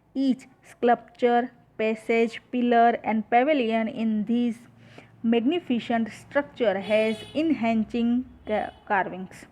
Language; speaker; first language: English; non-native, local second language; Gujarati